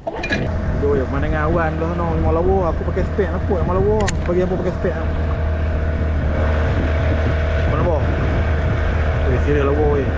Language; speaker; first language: Malay; native; Malay